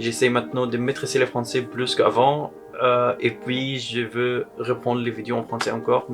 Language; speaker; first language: French; non-native, learner; Arabic